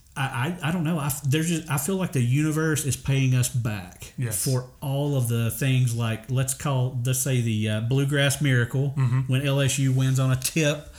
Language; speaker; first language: English; native; English